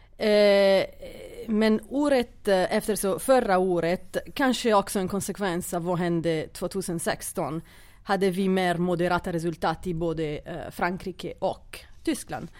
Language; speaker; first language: Swedish; non-native, fluent; Italian